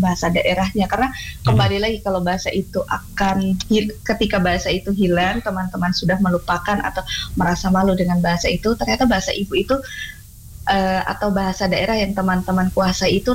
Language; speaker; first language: Indonesian; non-native, local second language; Javanese